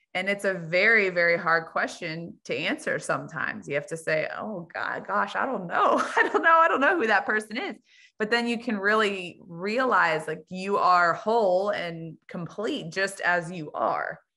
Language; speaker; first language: English; native; English